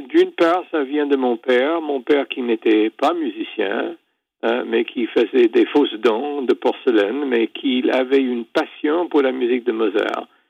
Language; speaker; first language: French; non-native, fluent; English